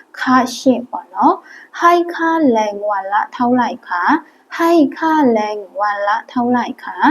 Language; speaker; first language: Thai; non-native, fluent; Burmese